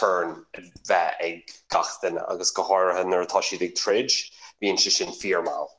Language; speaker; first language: Irish; non-native, learner; English